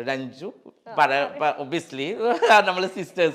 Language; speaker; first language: Malayalam; non-native, local second language; Assamese